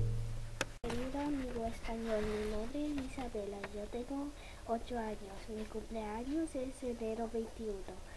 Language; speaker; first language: Spanish; early bilingual, heritage; Spanish